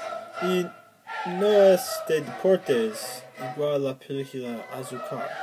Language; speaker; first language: Spanish; non-native, learner; English